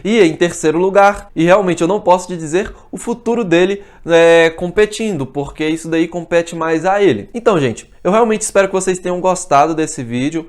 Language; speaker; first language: Portuguese; native; Portuguese